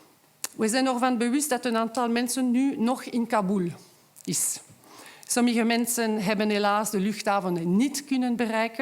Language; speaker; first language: Dutch; non-native, local second language; French